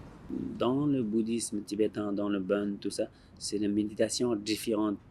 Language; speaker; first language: French; non-native, learner; Tibetan